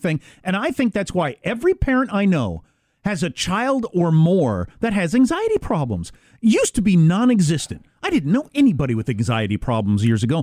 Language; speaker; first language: English; native; English